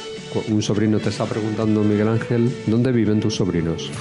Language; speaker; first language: Spanish; native; Spanish